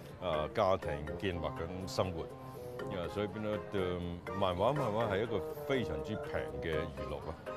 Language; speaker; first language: Chinese; native; Chinese